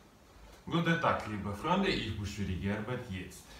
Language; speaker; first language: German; non-native, learner; Russian